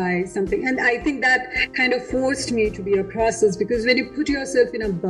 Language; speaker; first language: English; non-native, local second language; Hindi